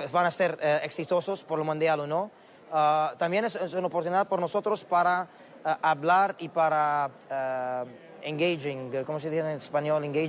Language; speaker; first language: Spanish; non-native, learner; Arabic